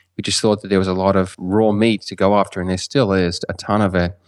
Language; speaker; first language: English; native; English